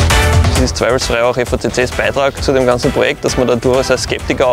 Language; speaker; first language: German; native; German